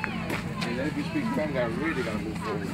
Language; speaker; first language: English; native; English